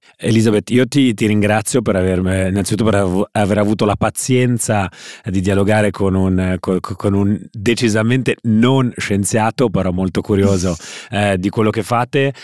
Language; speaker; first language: Italian; native; Italian